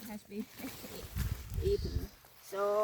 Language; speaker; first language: English; non-native, learner; Finnish